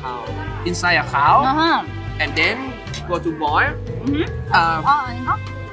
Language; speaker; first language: English; non-native, learner; Thai